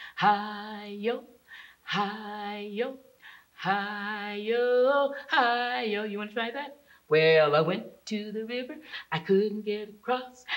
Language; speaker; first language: English; native; English